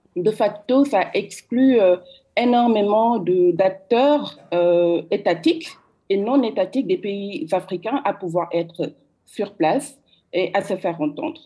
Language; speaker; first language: French; non-native, local second language; Wolof